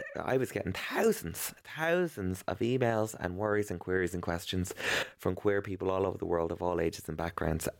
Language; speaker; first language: English; native; English